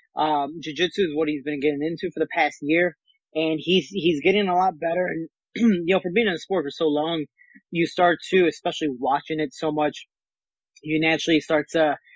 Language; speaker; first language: English; native; English